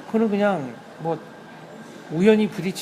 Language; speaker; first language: Korean; native; Korean